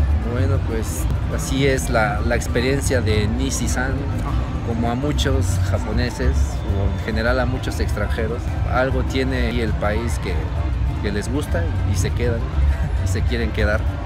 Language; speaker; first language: Spanish; native; Spanish